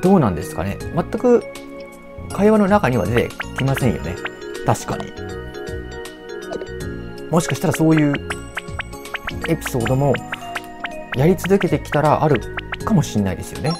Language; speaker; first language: Japanese; native; Japanese